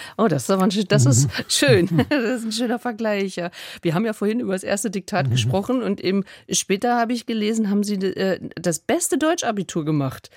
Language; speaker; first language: German; native; German